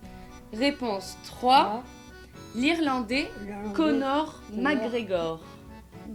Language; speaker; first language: French; native; French